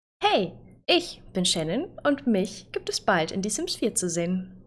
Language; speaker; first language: German; native; German